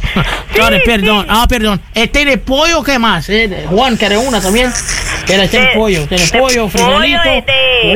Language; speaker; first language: Spanish; non-native, learner; Portuguese